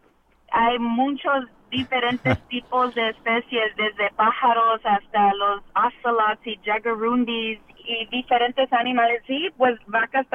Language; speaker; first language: Spanish; early bilingual, heritage; Spanish